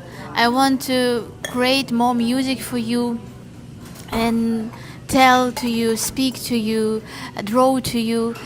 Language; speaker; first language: English; non-native, learner; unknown